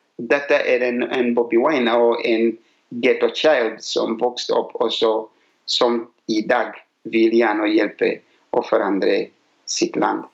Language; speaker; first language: Norwegian; non-native, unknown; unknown